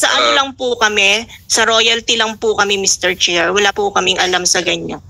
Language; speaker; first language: Filipino; native; Filipino